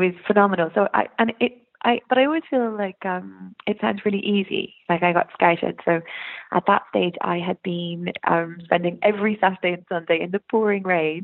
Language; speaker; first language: English; native; English